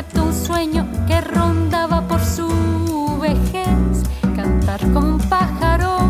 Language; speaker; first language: Spanish; native; Spanish